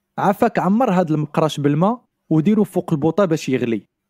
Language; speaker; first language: Arabic; non-native, learner; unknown